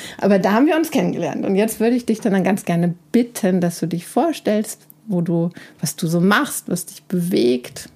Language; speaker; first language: German; native; German